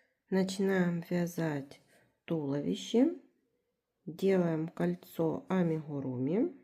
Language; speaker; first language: Russian; native; Russian